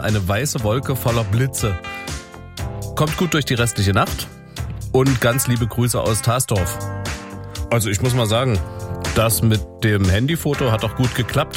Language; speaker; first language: German; native; German